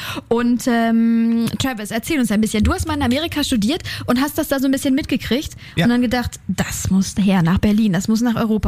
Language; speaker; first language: German; native; German